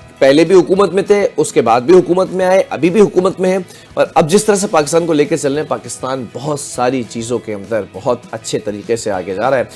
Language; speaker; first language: Urdu; native; Urdu